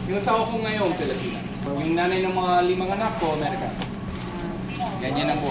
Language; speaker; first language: Filipino; non-native, fluent; English